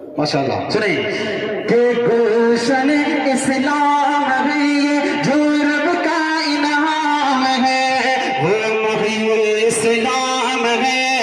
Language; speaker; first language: Urdu; native; Urdu